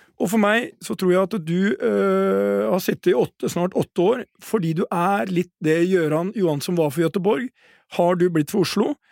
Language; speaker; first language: Norwegian; native; Norwegian